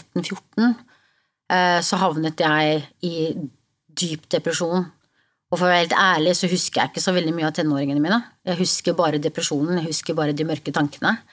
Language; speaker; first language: Norwegian; early bilingual, other home language; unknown